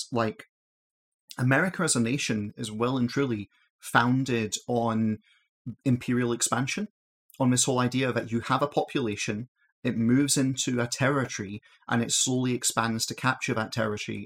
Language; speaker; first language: English; native; English